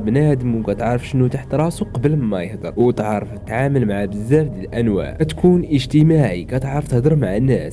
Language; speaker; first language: Arabic; native; Arabic